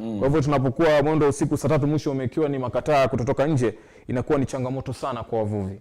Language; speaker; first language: Swahili; native; Swahili